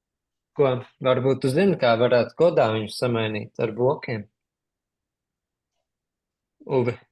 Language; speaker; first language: Latvian; native; Latvian